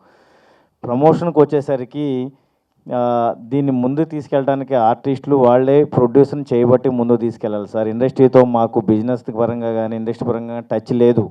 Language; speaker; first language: Telugu; native; Telugu